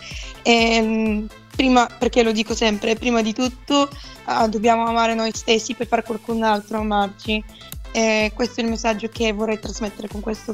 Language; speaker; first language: Italian; non-native, fluent; Bulgarian